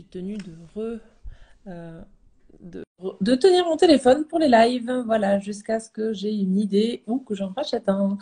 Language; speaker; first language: French; native; French